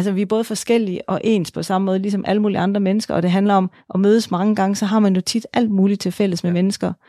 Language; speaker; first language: Danish; native; Danish